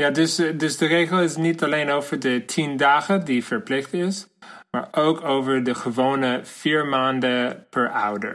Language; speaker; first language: Dutch; non-native, learner; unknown